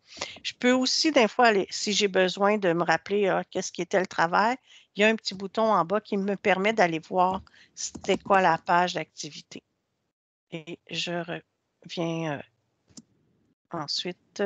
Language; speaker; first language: French; native; French